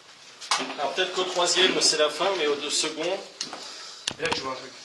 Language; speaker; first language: French; native; French